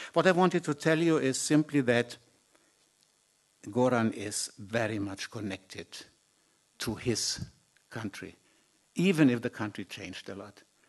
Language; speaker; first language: English; non-native, fluent; German